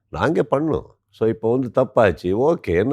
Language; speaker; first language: Tamil; non-native, learner; Kannada